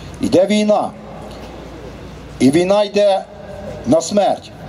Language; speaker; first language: Ukrainian; native; Ukrainian